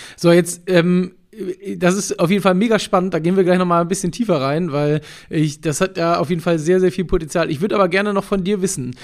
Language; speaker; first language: German; native; German